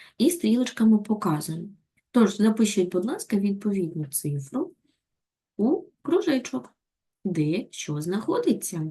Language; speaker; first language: Ukrainian; native; Ukrainian